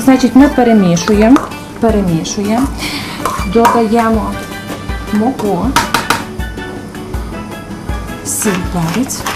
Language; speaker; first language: Ukrainian; native; Ukrainian